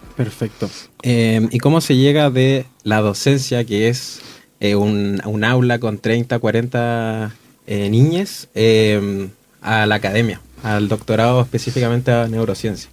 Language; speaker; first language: Spanish; native; Spanish